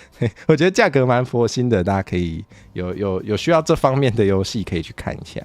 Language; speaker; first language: Chinese; native; Chinese